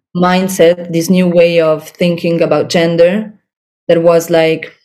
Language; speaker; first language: English; non-native, fluent; Italian